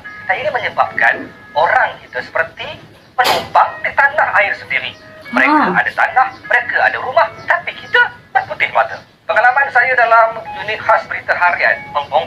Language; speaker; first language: Malay; native; Malay